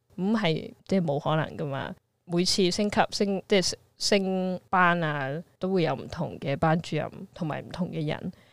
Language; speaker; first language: Cantonese; native; Cantonese